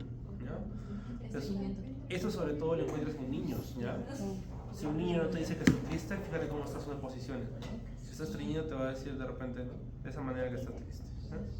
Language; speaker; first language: Spanish; native; Spanish